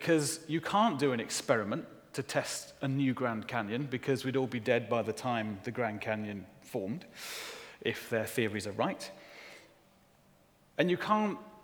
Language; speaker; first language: English; native; English